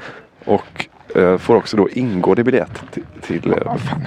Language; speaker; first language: Swedish; native; Swedish